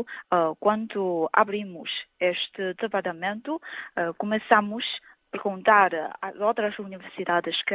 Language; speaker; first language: Portuguese; non-native, fluent; Chinese